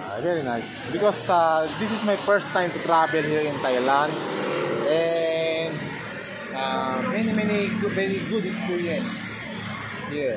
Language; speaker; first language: English; non-native, local second language; Filipino